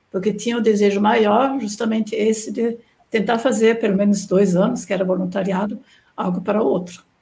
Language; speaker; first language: Portuguese; non-native, fluent; German